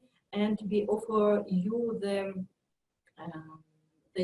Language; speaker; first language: English; non-native, fluent; French